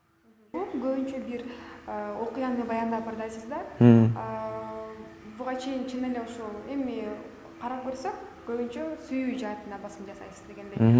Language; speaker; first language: Kyrgyz; native; Kyrgyz